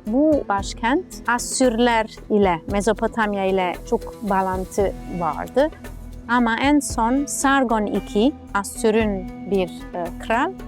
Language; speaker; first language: Turkish; non-native, learner; Italian